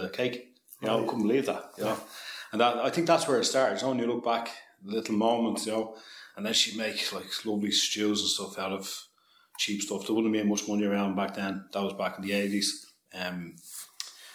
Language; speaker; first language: English; native; English